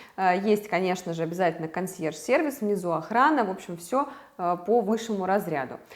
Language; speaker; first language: Russian; native; Russian